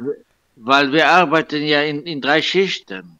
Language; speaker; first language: German; non-native, local second language; Luxembourgish